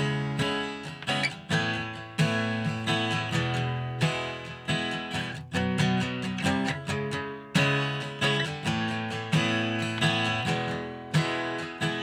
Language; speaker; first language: English; native; English